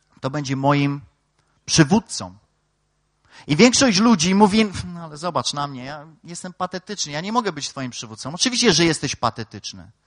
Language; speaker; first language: Polish; native; Polish